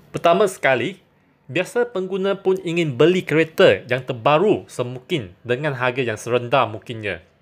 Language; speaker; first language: Malay; non-native, local second language; Chinese